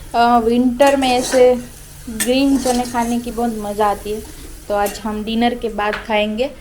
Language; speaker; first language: Hindi; non-native, local second language; Gujarati